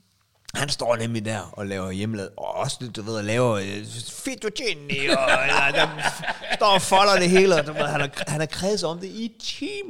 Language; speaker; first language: Danish; native; Danish